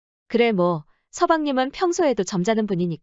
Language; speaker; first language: Korean; native; Korean